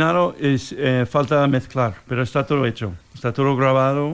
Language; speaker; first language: Spanish; non-native, fluent; English